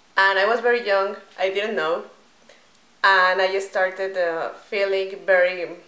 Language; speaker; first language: English; non-native, fluent; Spanish